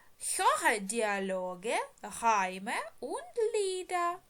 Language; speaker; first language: German; non-native, fluent; Ukrainian